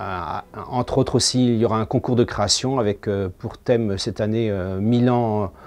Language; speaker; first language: French; native; French